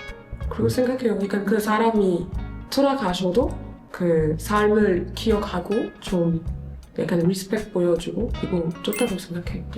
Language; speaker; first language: Korean; non-native, learner; French